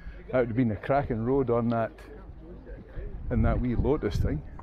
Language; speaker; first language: English; native; English